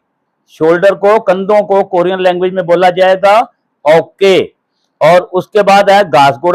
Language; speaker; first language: Hindi; non-native, local second language; Punjabi